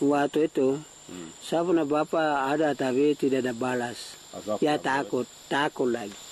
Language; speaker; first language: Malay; non-native, local second language; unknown